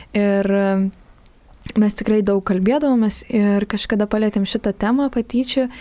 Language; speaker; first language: Lithuanian; native; Lithuanian